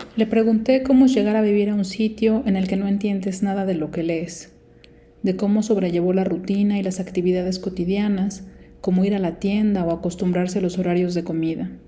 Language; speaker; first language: Spanish; native; Spanish